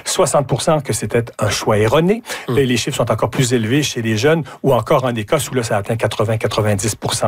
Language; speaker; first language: French; native; French